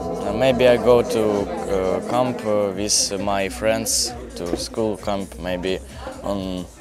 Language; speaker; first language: English; non-native, learner; Ukrainian